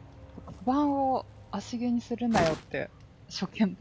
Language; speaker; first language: Japanese; native; Japanese